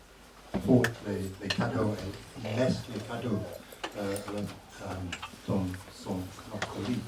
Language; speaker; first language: French; non-native, learner; English